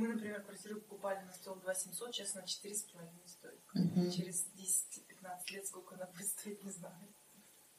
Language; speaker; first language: Russian; native; Russian